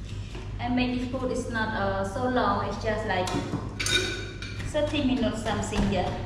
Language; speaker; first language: English; non-native, learner; Khmer